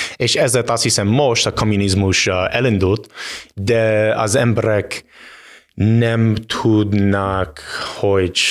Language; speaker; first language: Hungarian; non-native, fluent; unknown